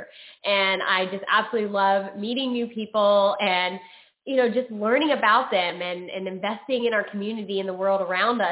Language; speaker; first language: English; native; English